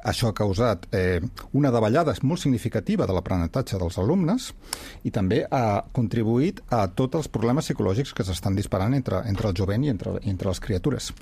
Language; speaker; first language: Catalan; native; Catalan